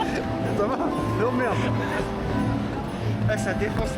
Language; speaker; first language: French; native; French